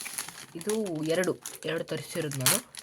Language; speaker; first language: Kannada; native; Kannada